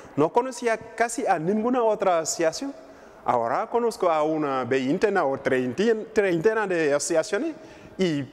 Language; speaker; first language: Spanish; non-native, fluent; Wolof